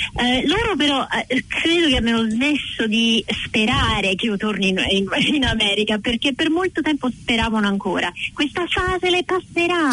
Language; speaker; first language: Italian; non-native, fluent; English